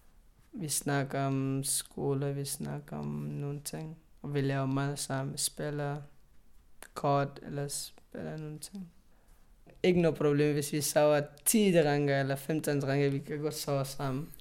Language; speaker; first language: Danish; non-native, learner; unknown